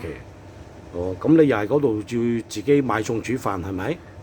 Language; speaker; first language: Cantonese; native; Cantonese